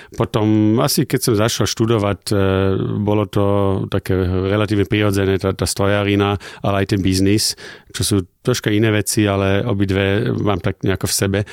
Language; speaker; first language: Slovak; early bilingual, heritage; German